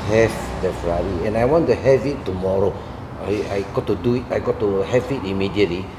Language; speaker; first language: English; non-native, local second language; Min Nan Chinese